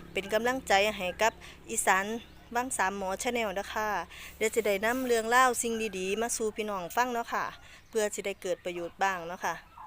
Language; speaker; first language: Thai; native; Thai